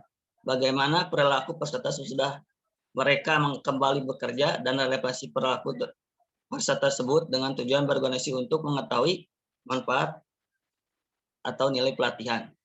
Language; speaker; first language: Indonesian; native; Indonesian